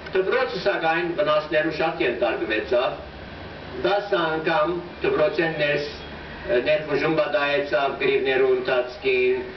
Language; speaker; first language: Armenian; early bilingual, heritage; Armenian